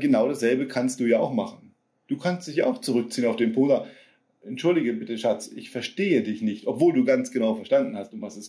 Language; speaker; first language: German; native; German